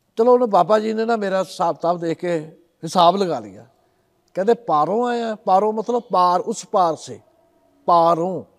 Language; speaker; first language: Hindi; non-native, local second language; Punjabi